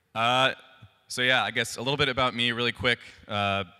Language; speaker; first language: English; native; English